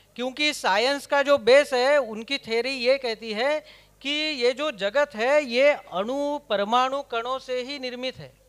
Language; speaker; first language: Hindi; non-native, local second language; Kannada